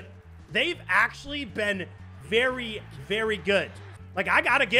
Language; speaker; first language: English; native; English